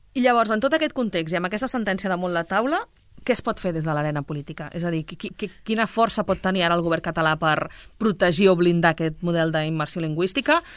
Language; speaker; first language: Catalan; native; Catalan